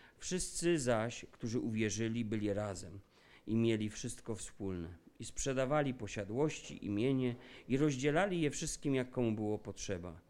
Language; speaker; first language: Polish; native; Polish